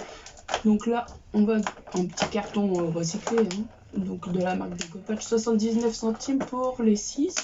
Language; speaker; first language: French; native; French